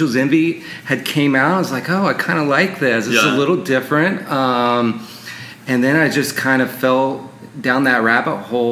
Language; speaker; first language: English; native; English